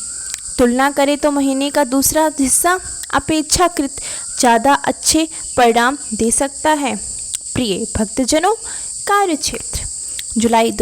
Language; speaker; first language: Hindi; native; Hindi